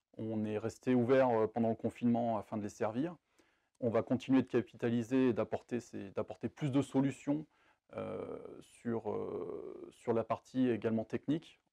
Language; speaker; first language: French; native; French